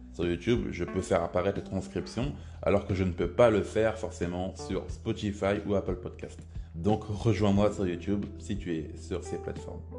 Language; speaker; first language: French; native; French